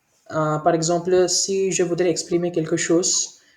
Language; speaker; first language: French; non-native, learner; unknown